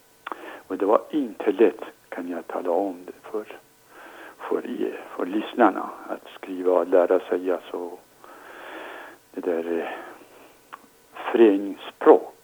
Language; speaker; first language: Swedish; non-native, fluent; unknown